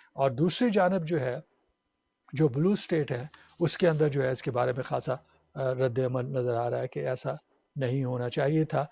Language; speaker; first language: Urdu; native; Urdu